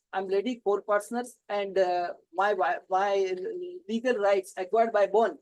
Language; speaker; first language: English; non-native, local second language; Gujarati